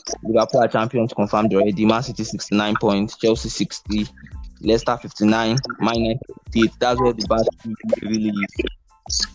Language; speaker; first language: English; non-native, local second language; Yoruba